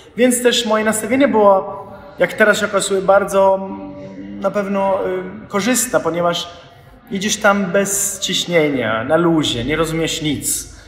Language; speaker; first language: Polish; non-native, fluent; Italian